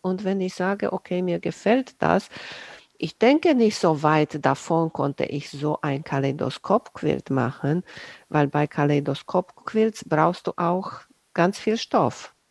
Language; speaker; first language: German; non-native, fluent; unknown